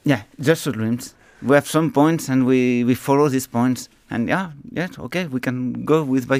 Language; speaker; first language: English; non-native, learner; French